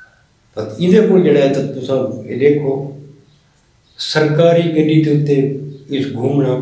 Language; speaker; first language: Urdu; non-native, local second language; Saraiki